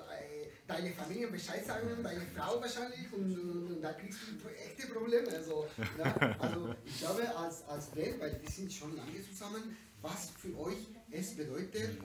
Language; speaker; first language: German; non-native, learner; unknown